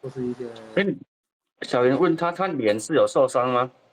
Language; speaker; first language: Chinese; native; Chinese